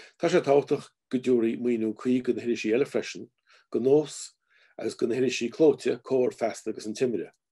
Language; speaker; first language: Irish; native; Irish